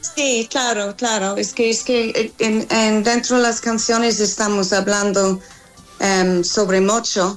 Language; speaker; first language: Spanish; non-native, fluent; English